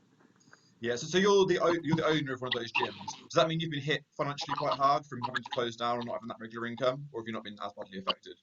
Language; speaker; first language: English; native; English